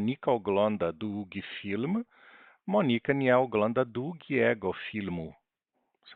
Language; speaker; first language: Polish; non-native, learner; Portuguese